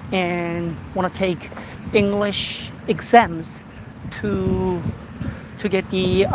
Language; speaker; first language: English; non-native, fluent; Korean